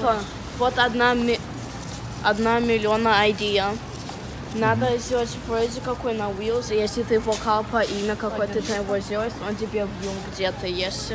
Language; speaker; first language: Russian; early bilingual, heritage; Russian